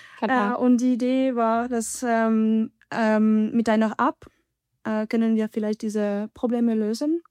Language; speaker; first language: German; non-native, fluent; French